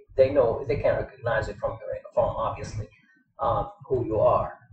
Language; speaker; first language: English; non-native, fluent; Arabic